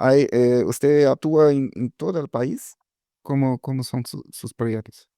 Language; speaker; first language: Spanish; non-native, learner; Portuguese